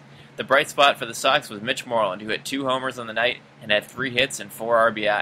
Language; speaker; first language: English; native; English